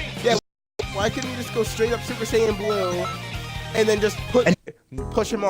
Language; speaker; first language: English; native; English